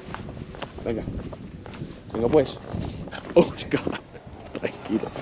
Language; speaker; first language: Spanish; non-native, learner; English